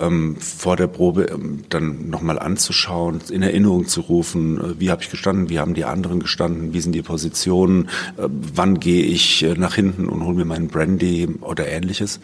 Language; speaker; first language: German; native; German